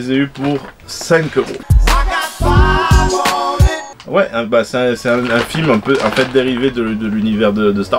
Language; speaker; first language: French; native; French